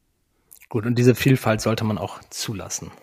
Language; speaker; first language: German; native; German